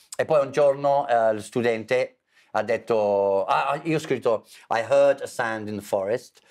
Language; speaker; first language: Italian; non-native, fluent; English